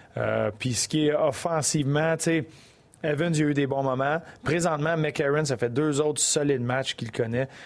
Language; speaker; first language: French; native; French